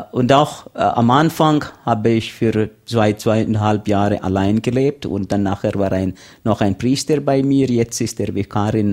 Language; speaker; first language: German; non-native, learner; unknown